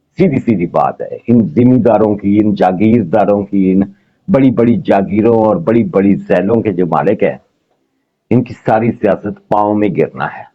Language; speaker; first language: Urdu; non-native, local second language; Punjabi